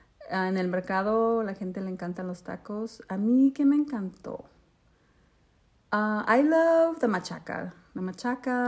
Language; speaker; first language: Spanish; early bilingual, heritage; Spanish